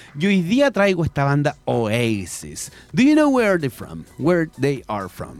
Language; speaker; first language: English; non-native, fluent; Spanish